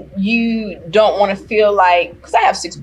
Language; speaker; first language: English; native; English